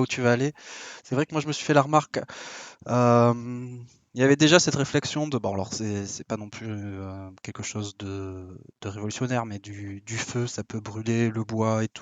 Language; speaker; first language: French; native; French